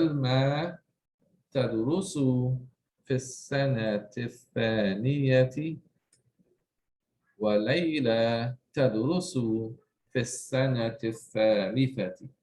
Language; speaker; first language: Arabic; non-native, fluent; English